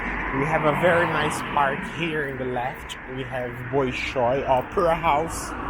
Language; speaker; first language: English; non-native, local second language; Portuguese